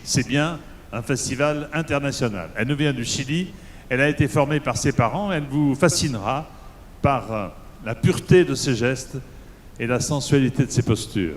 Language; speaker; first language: French; native; French